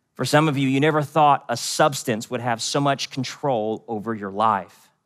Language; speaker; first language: English; native; English